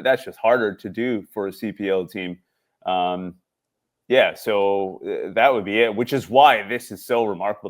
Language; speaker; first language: English; native; English